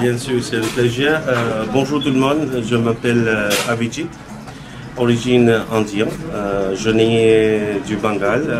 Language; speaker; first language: French; non-native, learner; Bangla